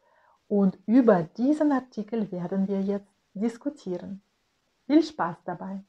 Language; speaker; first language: German; non-native, fluent; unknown